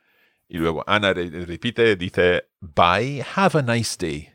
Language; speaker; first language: Spanish; non-native, fluent; English